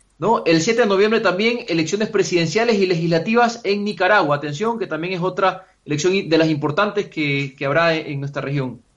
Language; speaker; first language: Spanish; native; Spanish